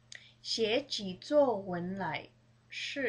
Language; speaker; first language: Chinese; early bilingual, heritage; Chinese